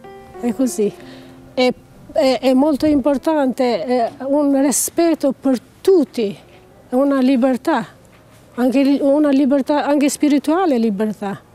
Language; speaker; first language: Italian; non-native, fluent; Albanian